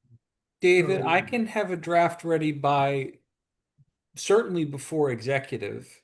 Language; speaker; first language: English; native; English